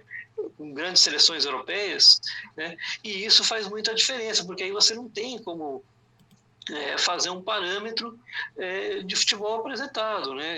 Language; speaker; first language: Portuguese; native; Portuguese